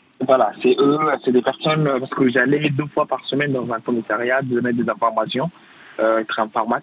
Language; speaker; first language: French; non-native, fluent; Arabic